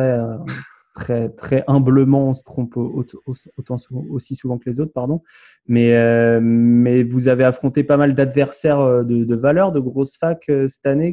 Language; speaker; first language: French; native; French